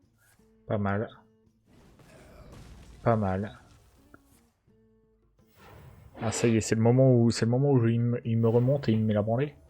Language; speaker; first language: French; native; French